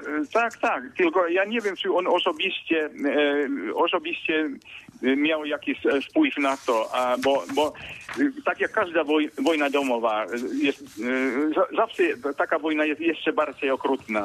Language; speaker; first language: Polish; non-native, fluent; Finnish